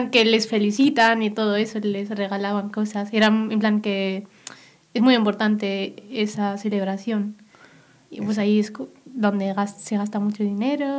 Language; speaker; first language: Spanish; non-native, local second language; Berber languages